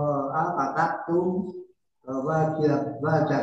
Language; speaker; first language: Arabic; non-native, learner; Indonesian